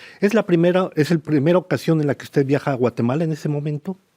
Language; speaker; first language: Spanish; native; Spanish